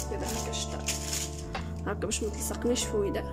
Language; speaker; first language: Arabic; native; Arabic